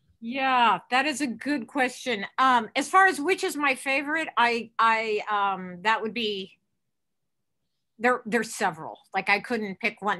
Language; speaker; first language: English; native; English